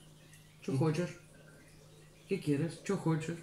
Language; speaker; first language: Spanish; non-native, learner; Russian